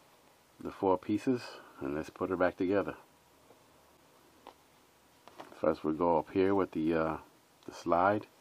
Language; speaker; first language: English; native; English